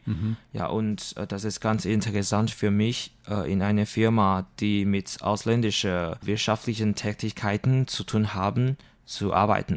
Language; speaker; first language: German; non-native, learner; Chinese